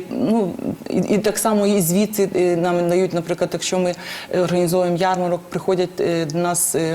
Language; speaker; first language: Ukrainian; native; Ukrainian